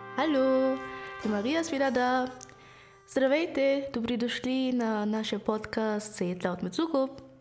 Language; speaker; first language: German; early bilingual, other home language; Bulgarian